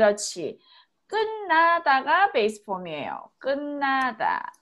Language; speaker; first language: Korean; native; Korean